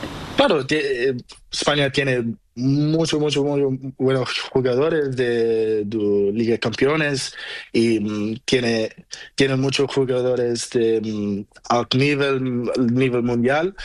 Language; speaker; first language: Spanish; non-native, learner; Portuguese